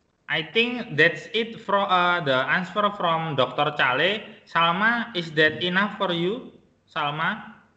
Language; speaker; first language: English; non-native, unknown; Indonesian